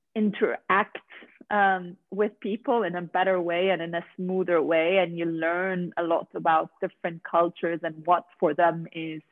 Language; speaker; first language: English; non-native, fluent; Arabic